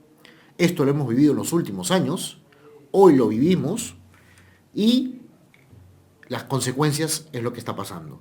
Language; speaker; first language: Spanish; native; Spanish